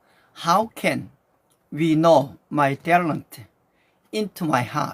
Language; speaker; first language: English; non-native, learner; Korean